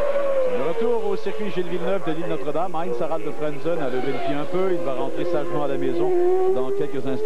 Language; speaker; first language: French; native; French